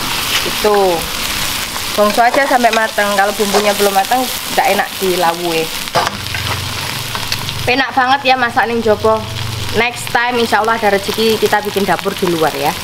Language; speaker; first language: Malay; non-native, local second language; Javanese